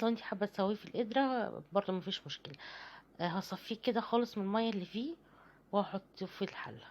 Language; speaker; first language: Arabic; native; Arabic